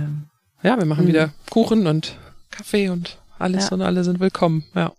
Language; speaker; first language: German; native; German